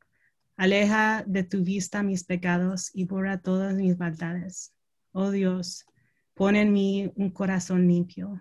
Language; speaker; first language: Spanish; early bilingual, heritage; Spanish